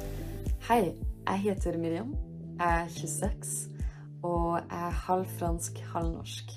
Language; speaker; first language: Norwegian; early bilingual, heritage; French